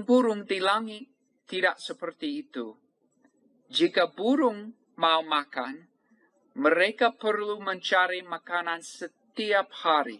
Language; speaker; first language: Indonesian; non-native, fluent; English